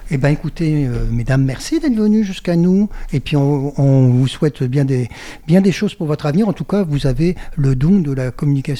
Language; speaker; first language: French; native; French